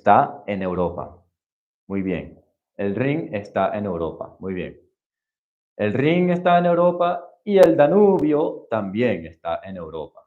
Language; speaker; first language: Spanish; non-native, fluent; English